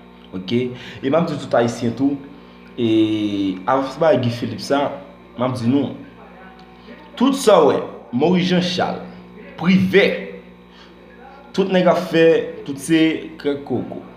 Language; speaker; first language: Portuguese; non-native, learner; Haitian Creole